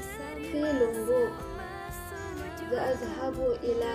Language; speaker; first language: Arabic; non-native, learner; Indonesian